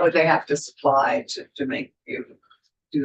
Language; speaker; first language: English; native; English